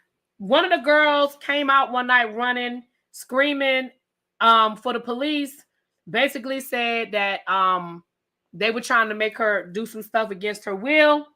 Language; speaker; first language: English; native; English